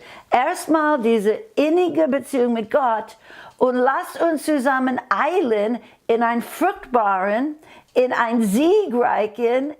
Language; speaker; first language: German; non-native, fluent; English